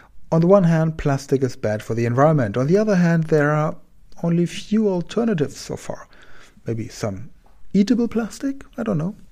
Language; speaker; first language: English; non-native, fluent; German